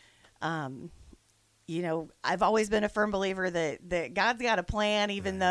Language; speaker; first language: English; native; English